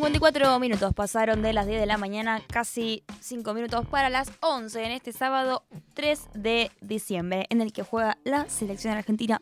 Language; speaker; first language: Spanish; native; Spanish